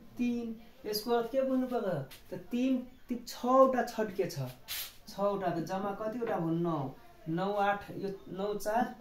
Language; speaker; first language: Nepali; non-native, local second language; Maithili